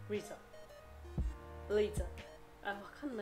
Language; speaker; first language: Japanese; native; Japanese